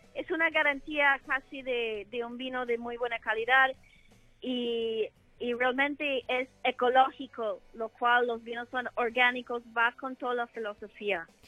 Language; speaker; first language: Spanish; non-native, fluent; English